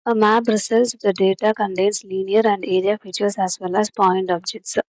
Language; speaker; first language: English; non-native, local second language; Malayalam